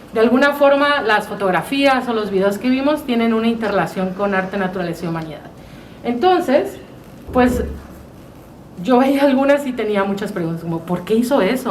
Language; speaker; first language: Spanish; native; Spanish